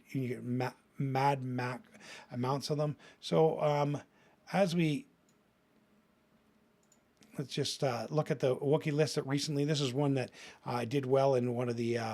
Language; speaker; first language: English; native; English